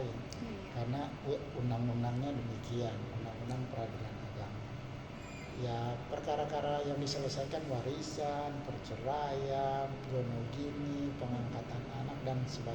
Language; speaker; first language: Indonesian; native; Indonesian